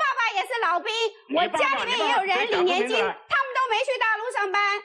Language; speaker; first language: Chinese; native; Chinese